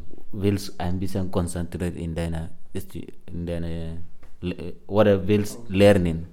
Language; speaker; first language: German; non-native, learner; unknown